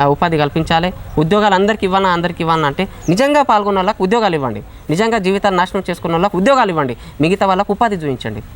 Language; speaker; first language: Telugu; non-native, local second language; Lambadi